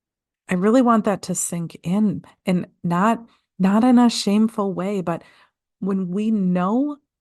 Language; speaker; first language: English; native; English